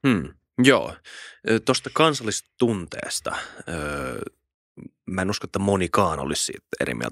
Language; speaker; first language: Finnish; native; Finnish